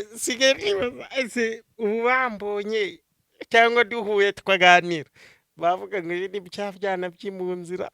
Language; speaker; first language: Kinyarwanda; early bilingual, other home language; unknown